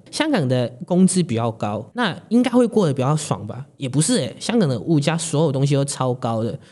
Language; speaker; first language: Chinese; non-native, local second language; Cantonese